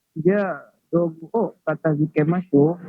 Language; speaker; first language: Japanese; non-native, learner; Indonesian